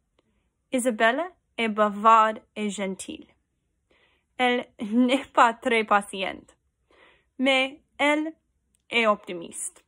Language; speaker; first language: French; non-native, learner; English